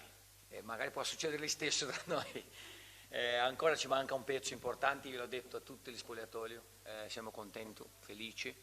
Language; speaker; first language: Italian; non-native, fluent; Portuguese